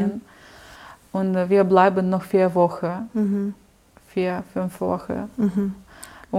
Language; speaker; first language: German; non-native, learner; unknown